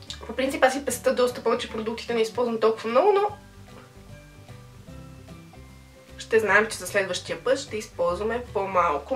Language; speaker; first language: Bulgarian; native; Bulgarian